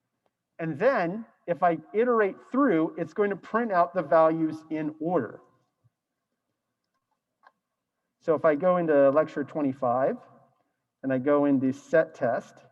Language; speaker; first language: English; native; English